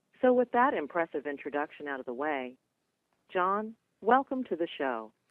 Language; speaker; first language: English; native; English